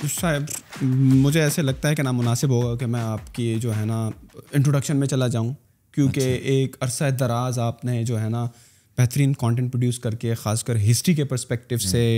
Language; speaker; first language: Urdu; native; Urdu